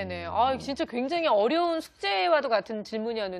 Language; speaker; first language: Korean; native; Korean